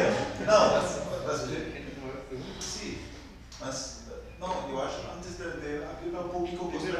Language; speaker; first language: Portuguese; non-native, fluent; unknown